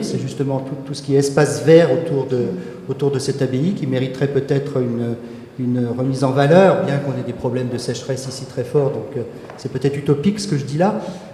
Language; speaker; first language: French; native; French